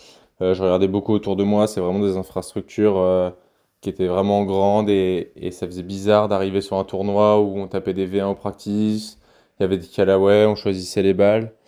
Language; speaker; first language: French; native; French